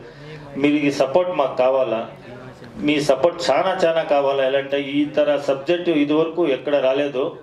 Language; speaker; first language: Telugu; non-native, local second language; Kannada